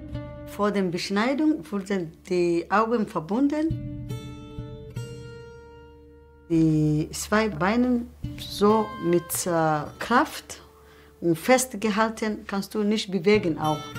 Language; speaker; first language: German; non-native, learner; Somali